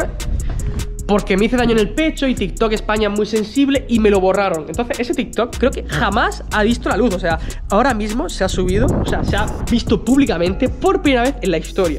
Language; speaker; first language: Spanish; native; Spanish